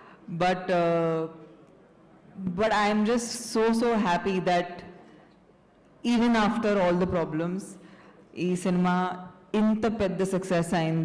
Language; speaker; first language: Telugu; non-native, fluent; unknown